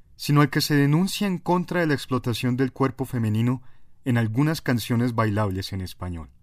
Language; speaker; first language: Spanish; native; Spanish